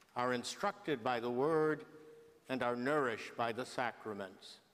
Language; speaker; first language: English; native; English